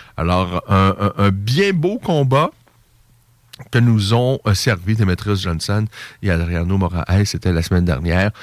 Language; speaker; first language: French; native; French